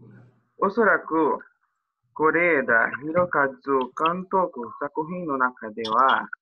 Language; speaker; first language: Japanese; non-native, learner; Portuguese